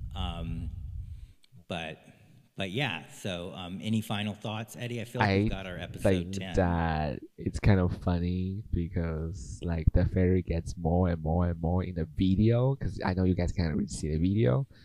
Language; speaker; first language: English; non-native, fluent; Chinese